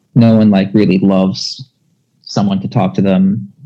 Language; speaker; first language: English; native; English